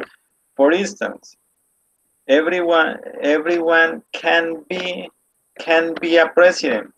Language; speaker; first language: English; non-native, learner; Spanish